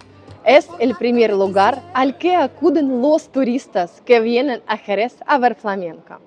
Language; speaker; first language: Spanish; non-native, fluent; Ukrainian